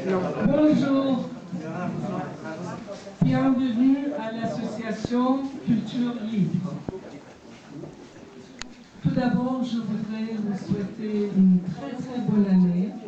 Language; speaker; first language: French; non-native, fluent; Persian